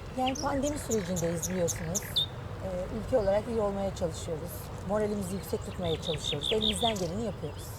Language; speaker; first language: Turkish; early bilingual, heritage; Turkish